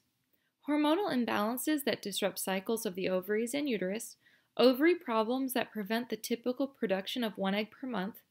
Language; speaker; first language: English; native; English